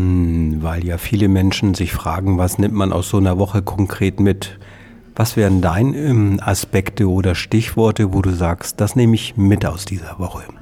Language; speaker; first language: German; native; German